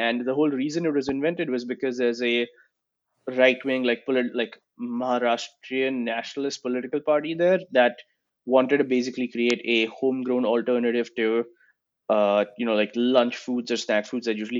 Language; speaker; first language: English; non-native, local second language; Gujarati